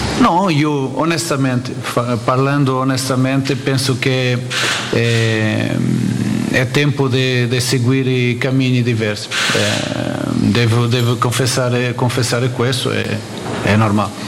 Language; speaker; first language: Italian; non-native, fluent; Portuguese